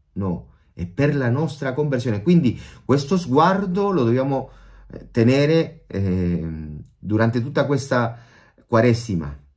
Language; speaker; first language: Italian; non-native, fluent; Spanish